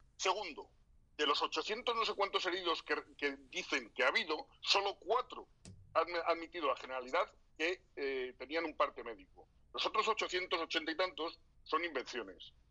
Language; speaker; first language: Spanish; native; Spanish